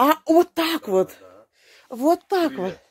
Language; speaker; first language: Russian; native; Russian